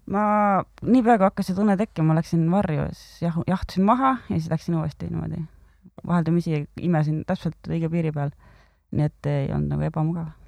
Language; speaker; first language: Estonian; native; Estonian